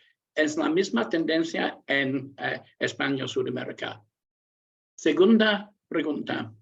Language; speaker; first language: Spanish; non-native, learner; English